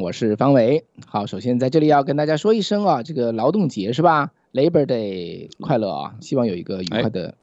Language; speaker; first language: Chinese; native; Chinese